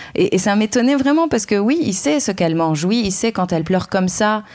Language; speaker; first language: French; non-native, local second language; Arabic